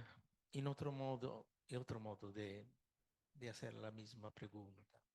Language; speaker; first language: Spanish; non-native, fluent; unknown